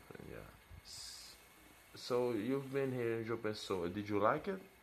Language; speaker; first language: English; non-native, learner; Portuguese